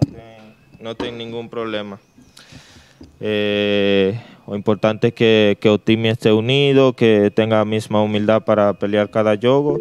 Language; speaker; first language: Portuguese; non-native, learner; Spanish